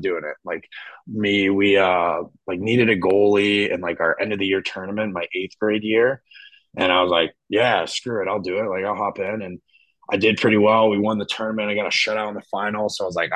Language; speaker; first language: English; native; English